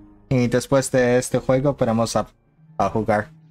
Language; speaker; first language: Spanish; non-native, learner; English